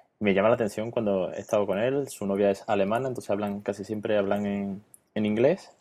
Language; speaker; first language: Spanish; native; Spanish